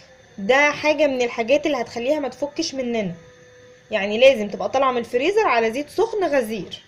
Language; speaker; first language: Arabic; native; Arabic